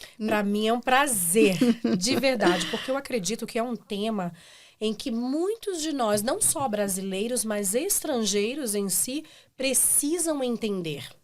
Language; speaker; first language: Portuguese; native; Portuguese